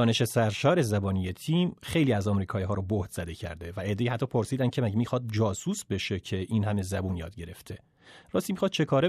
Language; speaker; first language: Persian; native; Persian